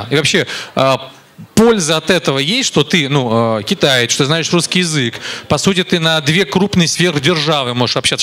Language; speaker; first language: Russian; native; Russian